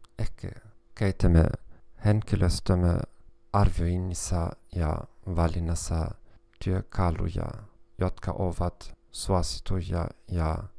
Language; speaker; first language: Finnish; non-native, fluent; German